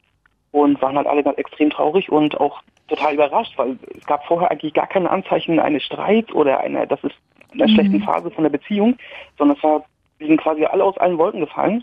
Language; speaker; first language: German; native; German